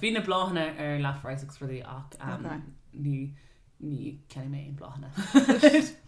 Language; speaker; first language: Irish; non-native, local second language; English